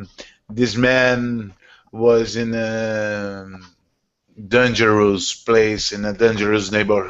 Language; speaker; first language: English; non-native, learner; Portuguese